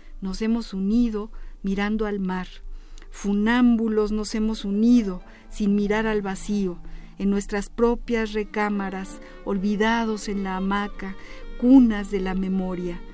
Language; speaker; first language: Spanish; native; Spanish